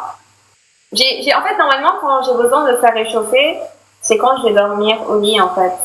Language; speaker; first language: French; native; French